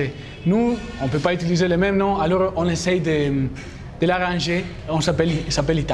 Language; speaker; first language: French; non-native, fluent; Italian